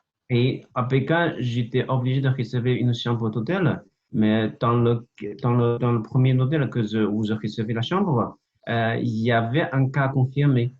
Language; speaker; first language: French; non-native, fluent; Chinese